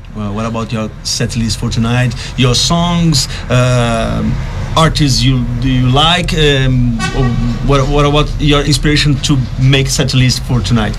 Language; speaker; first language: English; non-native, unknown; Portuguese